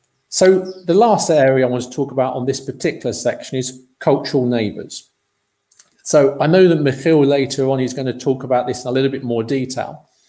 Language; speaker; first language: English; native; English